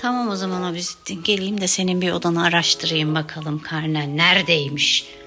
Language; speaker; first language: Turkish; native; Turkish